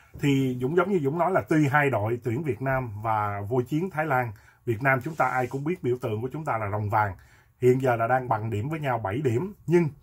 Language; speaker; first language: Vietnamese; native; Vietnamese